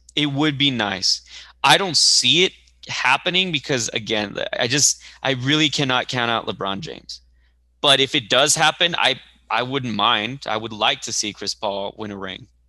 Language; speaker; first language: English; early bilingual, other home language; Spanish